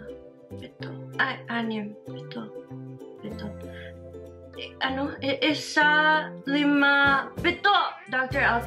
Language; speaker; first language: Filipino; non-native, learner; English